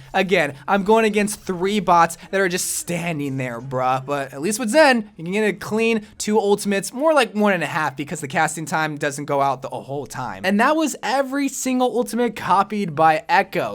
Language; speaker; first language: English; native; English